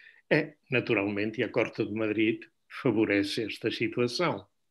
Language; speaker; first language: Portuguese; non-native, fluent; Spanish